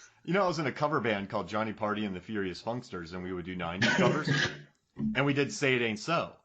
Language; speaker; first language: English; native; English